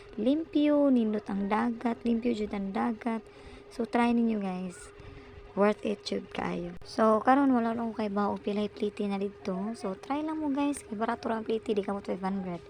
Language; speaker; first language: Cebuano; native; Cebuano